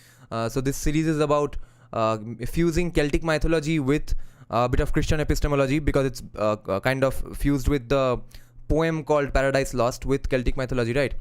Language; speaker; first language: English; non-native, local second language; Bangla